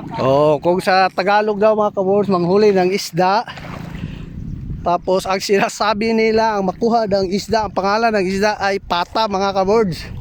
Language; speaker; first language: Filipino; non-native, local second language; Cebuano